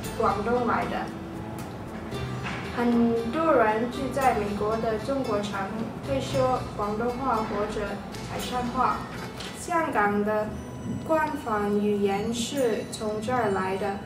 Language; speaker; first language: Chinese; non-native, learner; English